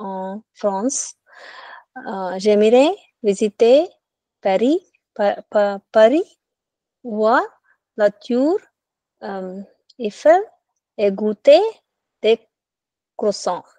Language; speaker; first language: French; non-native, learner; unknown